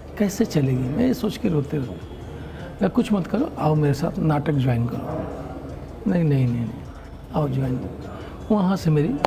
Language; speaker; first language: Hindi; non-native, local second language; Bhojpuri